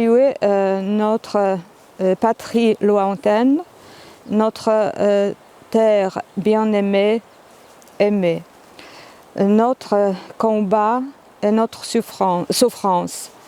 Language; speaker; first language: French; non-native, fluent; Polish